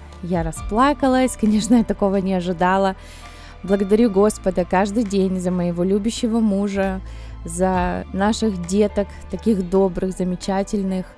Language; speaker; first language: Russian; native; Russian